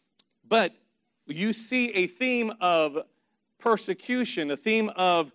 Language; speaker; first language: English; native; English